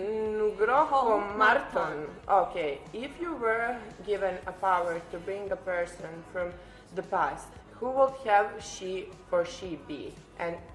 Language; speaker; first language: English; non-native, learner; Serbian